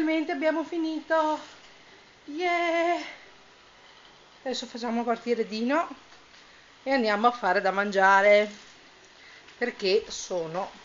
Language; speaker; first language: Italian; native; Italian